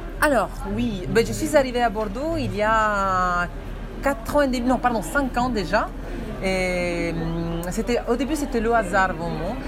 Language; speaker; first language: French; non-native, fluent; Italian